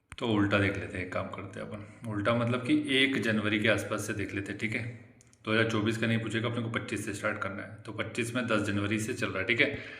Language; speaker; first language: Hindi; native; Hindi